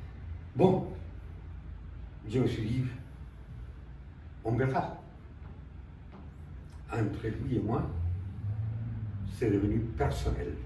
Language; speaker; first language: French; non-native, fluent; Spanish